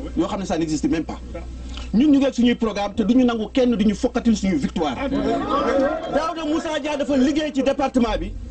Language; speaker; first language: Wolof; non-native, local second language; Fula